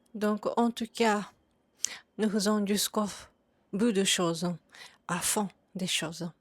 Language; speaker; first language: French; non-native, fluent; Japanese